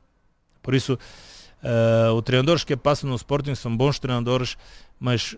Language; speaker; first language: Portuguese; non-native, fluent; Bulgarian